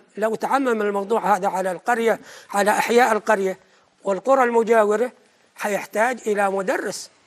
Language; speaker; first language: Arabic; native; Arabic